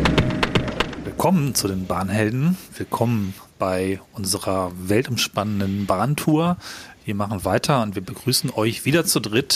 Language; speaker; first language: German; native; German